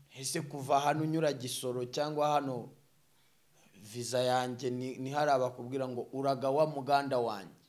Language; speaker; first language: Kinyarwanda; native; Kinyarwanda